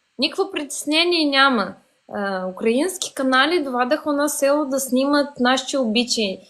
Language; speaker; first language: Bulgarian; early bilingual, heritage; Bulgarian